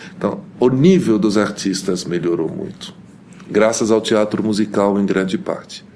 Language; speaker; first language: Portuguese; early bilingual, heritage; Portuguese